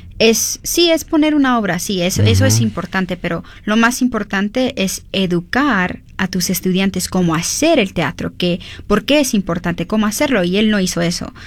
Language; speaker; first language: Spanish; early bilingual, heritage; Spanish